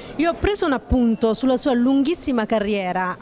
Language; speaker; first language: Italian; native; Italian